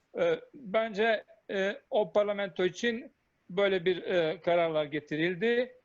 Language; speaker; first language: Turkish; non-native, fluent; Bosnian